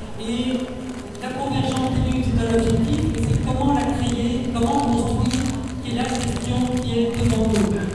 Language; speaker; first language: French; native; French